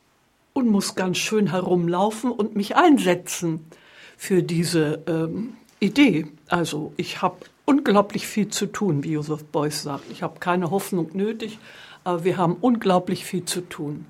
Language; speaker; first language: German; native; German